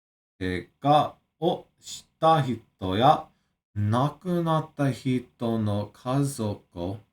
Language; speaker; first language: Japanese; non-native, learner; English